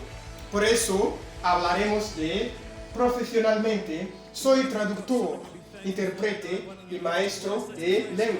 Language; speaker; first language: Spanish; non-native, fluent; French